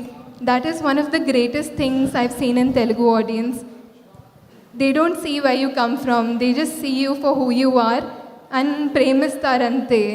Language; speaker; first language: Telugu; non-native, fluent; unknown